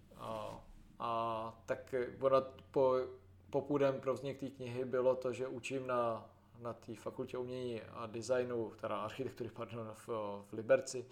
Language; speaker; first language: Czech; native; Czech